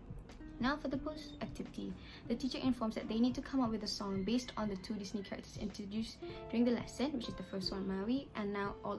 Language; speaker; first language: English; non-native, local second language; Malay